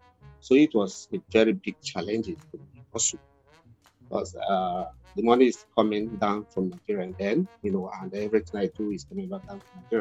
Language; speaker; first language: English; non-native, local second language; Igbo